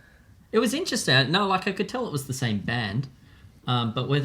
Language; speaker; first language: English; native; English